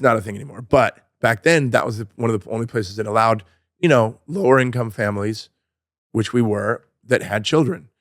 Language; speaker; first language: English; native; English